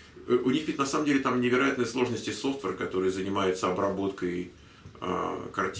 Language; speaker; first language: Russian; native; Russian